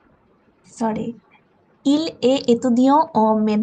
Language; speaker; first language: French; non-native, learner; Bangla